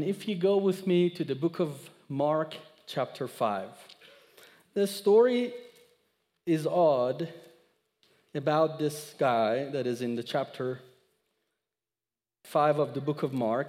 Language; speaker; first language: English; non-native, fluent; Persian